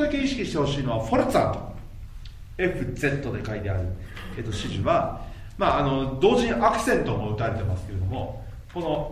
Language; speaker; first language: Japanese; native; Japanese